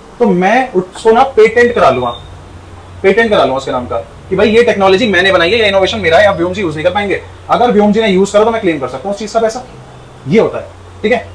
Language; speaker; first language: Hindi; native; Hindi